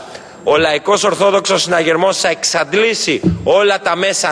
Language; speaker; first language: Greek; native; Greek